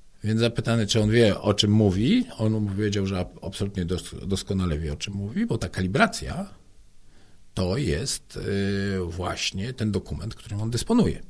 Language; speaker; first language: Polish; native; Polish